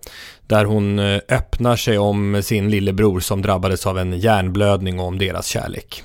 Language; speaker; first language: Swedish; native; Swedish